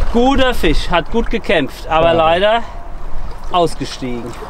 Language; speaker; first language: German; native; German